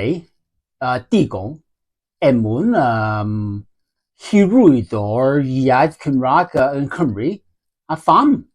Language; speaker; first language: Welsh; non-native, learner; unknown